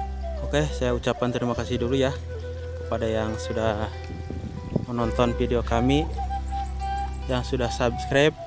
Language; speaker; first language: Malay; non-native, local second language; Sundanese